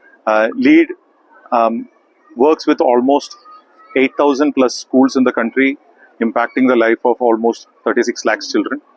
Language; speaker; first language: English; non-native, local second language; Tamil